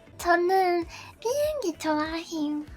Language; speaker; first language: Korean; non-native, learner; Japanese